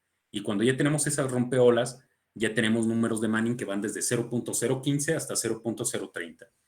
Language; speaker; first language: Spanish; native; Spanish